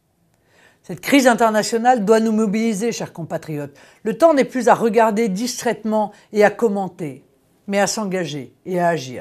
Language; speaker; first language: French; native; French